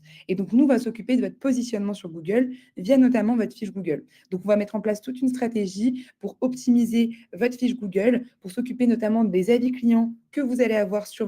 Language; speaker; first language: French; native; French